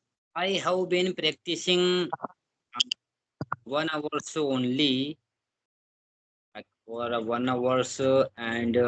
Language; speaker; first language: English; non-native, learner; Hindi